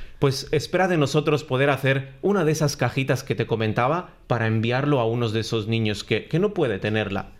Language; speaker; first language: Spanish; non-native, fluent; Romanian